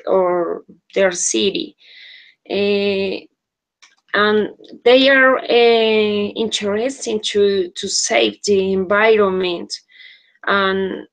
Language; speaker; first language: English; non-native, learner; Spanish